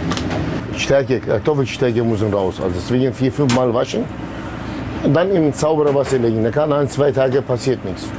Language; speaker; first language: German; non-native, local second language; Turkish